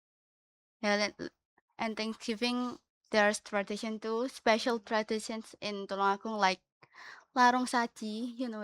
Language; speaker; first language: English; non-native, learner; Indonesian